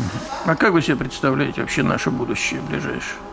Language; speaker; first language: Russian; native; Russian